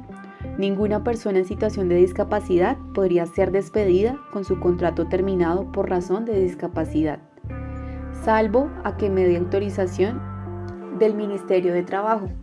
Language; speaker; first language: Spanish; native; Spanish